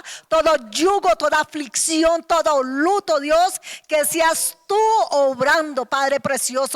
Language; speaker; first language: Spanish; native; Spanish